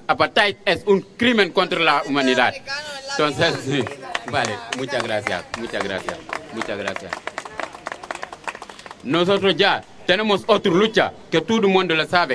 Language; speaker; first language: Spanish; non-native, fluent; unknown